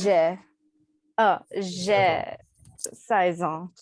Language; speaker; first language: French; non-native, learner; English